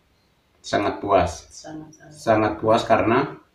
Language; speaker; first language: Indonesian; non-native, local second language; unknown